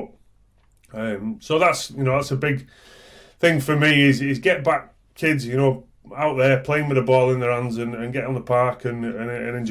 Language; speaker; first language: English; native; English